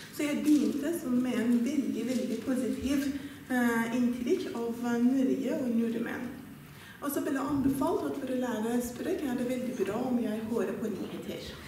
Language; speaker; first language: Norwegian; non-native, fluent; Persian